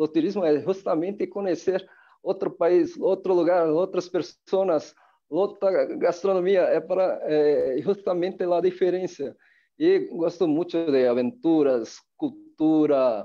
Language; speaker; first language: Spanish; non-native, fluent; Portuguese